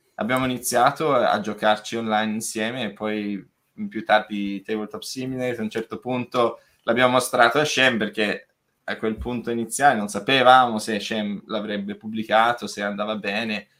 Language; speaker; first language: Italian; non-native, fluent; English